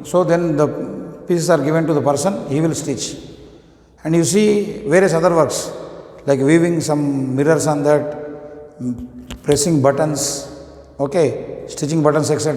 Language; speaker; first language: English; non-native, local second language; Telugu